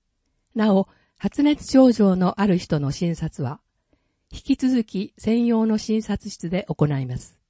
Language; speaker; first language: Japanese; native; Japanese